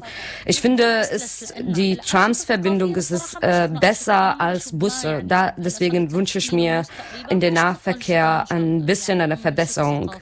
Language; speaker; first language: German; non-native, learner; Arabic